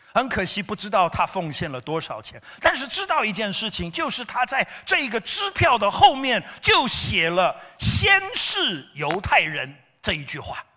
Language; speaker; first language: Chinese; native; Chinese